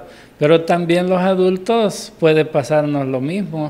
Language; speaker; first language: Spanish; native; Spanish